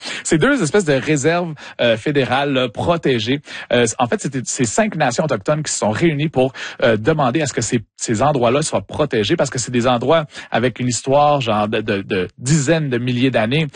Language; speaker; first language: French; native; French